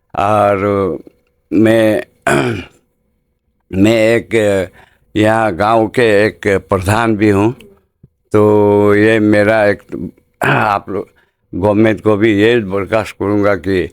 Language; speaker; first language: Hindi; non-native, local second language; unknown